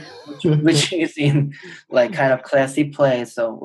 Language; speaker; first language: English; non-native, fluent; Korean